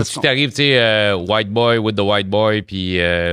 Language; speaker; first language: French; native; French